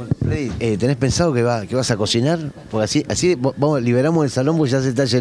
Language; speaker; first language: Spanish; native; Spanish